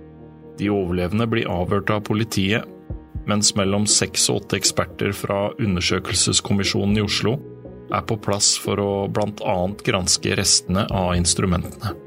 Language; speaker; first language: Norwegian; native; Norwegian